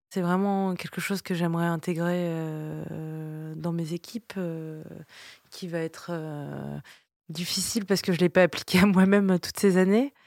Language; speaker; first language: French; early bilingual, other home language; Vietnamese